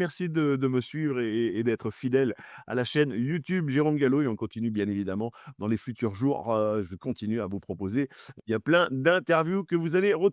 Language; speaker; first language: French; native; French